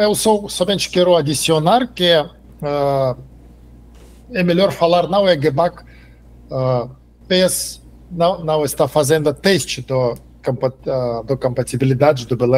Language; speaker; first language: Portuguese; non-native, fluent; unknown